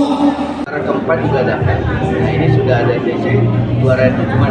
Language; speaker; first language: Indonesian; native; Indonesian